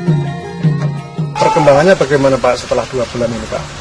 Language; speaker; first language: Indonesian; native; Indonesian